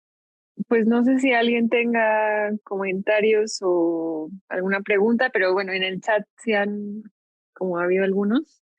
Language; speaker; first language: Spanish; native; Spanish